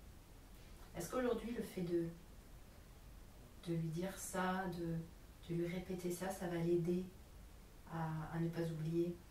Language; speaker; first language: French; native; French